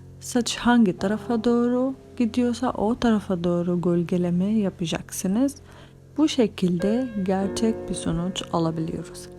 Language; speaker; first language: Turkish; non-native, fluent; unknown